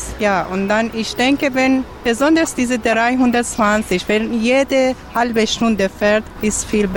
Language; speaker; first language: German; non-native, learner; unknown